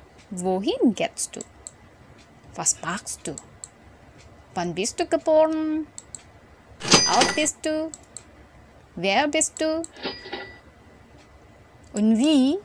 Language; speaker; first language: German; non-native, fluent; Indonesian